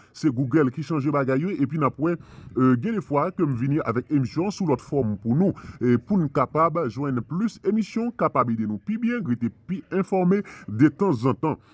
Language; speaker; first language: Haitian Creole; non-native, fluent; Spanish